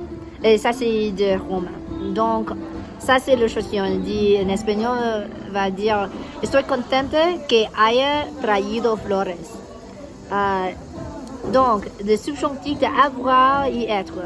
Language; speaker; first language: French; non-native, learner; English